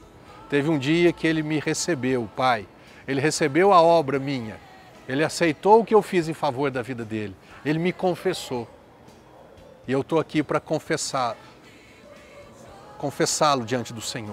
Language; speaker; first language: Portuguese; native; Portuguese